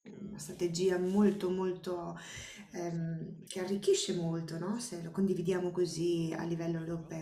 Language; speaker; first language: Italian; non-native, fluent; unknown